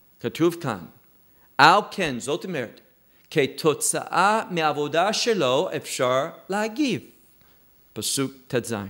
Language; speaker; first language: Hebrew; non-native, fluent; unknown